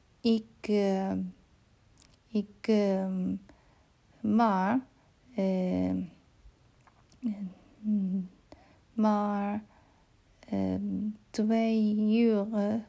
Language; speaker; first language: Dutch; non-native, learner; Arabic